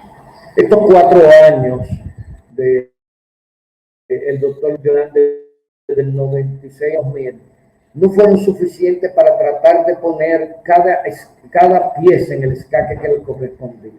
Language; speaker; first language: Spanish; native; Spanish